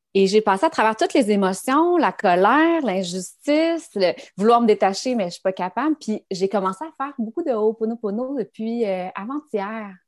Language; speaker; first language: French; native; French